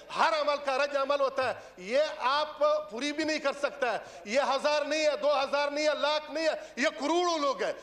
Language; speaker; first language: Urdu; non-native, local second language; Pashto